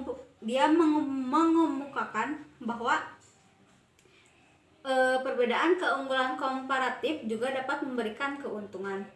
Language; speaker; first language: Indonesian; native; Indonesian